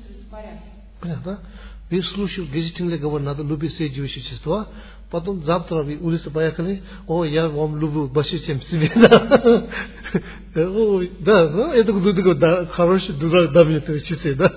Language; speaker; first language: Russian; non-native, learner; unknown